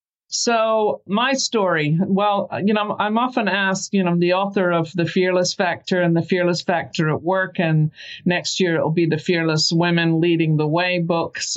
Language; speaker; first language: English; native; English